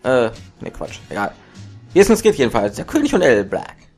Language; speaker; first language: German; native; German